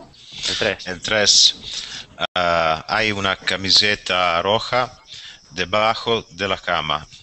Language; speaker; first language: Spanish; non-native, learner; Italian